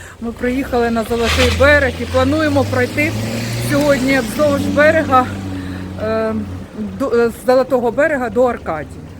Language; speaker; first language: Ukrainian; native; Ukrainian